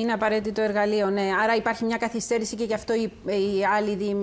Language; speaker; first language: Greek; native; Greek